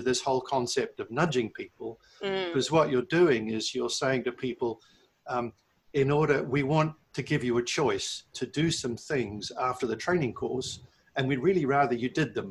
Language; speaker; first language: English; native; English